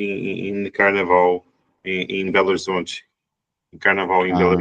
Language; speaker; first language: English; non-native, learner; Portuguese